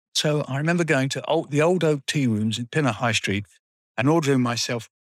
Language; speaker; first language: English; native; English